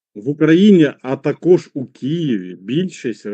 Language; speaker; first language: Ukrainian; non-native, local second language; Russian